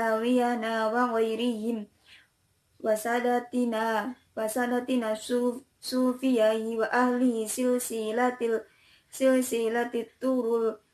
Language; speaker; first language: Arabic; non-native, learner; Indonesian